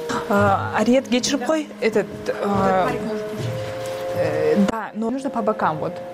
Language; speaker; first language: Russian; non-native, local second language; Kyrgyz